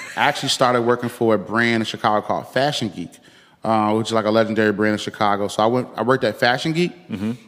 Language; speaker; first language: English; native; English